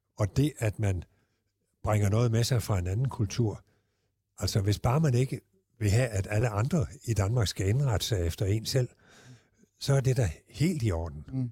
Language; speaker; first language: Danish; native; Danish